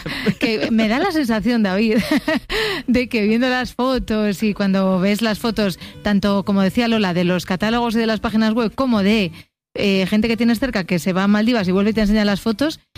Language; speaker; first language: Spanish; native; Spanish